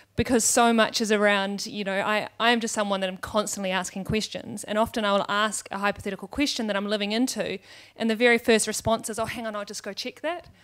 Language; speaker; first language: English; native; English